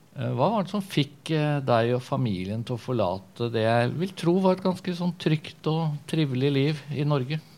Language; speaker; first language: Norwegian; native; Norwegian